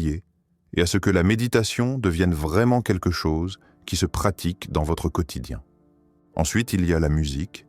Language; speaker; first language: French; native; French